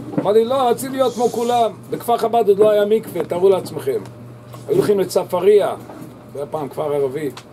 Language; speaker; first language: Hebrew; early bilingual, other home language; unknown